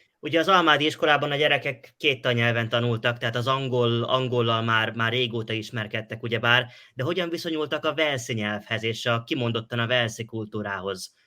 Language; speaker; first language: Hungarian; native; Hungarian